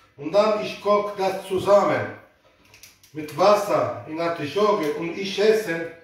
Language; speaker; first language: German; non-native, learner; Italian